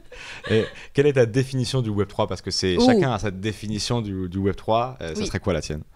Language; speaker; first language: French; native; French